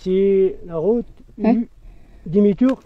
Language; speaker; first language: French; non-native, learner; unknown